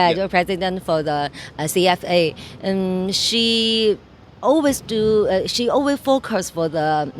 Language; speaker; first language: English; non-native, learner; Chinese